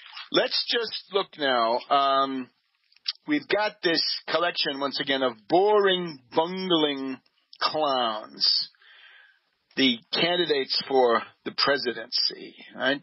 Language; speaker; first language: English; native; English